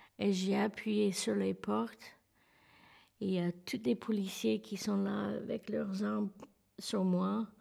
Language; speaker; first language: French; non-native, fluent; English